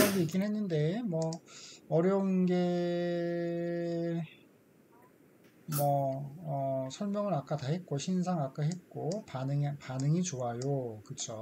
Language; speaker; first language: Korean; native; Korean